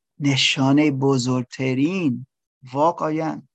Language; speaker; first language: Persian; non-native, learner; English